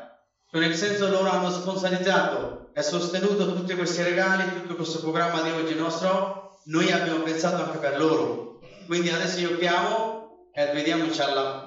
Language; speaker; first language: Italian; non-native, fluent; Bangla